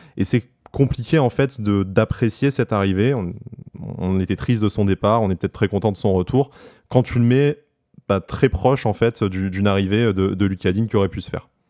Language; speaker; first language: French; native; French